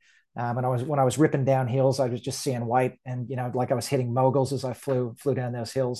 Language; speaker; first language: English; native; English